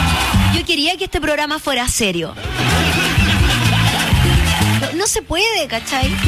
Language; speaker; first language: Spanish; native; Spanish